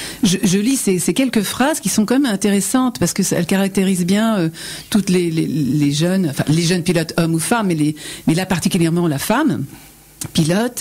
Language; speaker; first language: French; native; French